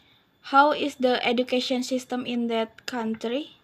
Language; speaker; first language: English; non-native, learner; Indonesian